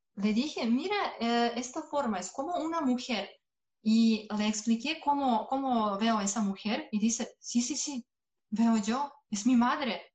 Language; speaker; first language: Spanish; non-native, fluent; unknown